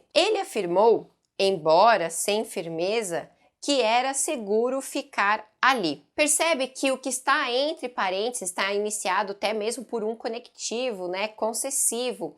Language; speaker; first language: Portuguese; native; Portuguese